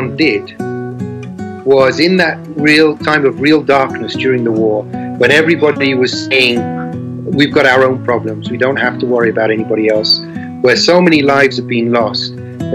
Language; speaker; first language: English; native; English